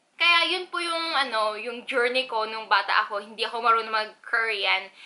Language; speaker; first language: Filipino; early bilingual, other home language; Korean